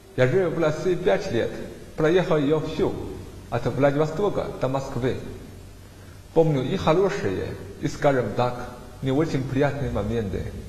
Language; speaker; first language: Russian; non-native, fluent; Chinese